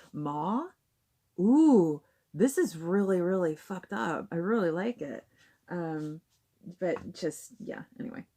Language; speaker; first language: English; native; English